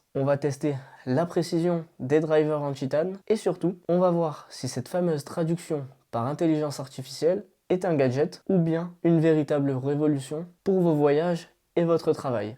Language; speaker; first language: French; native; French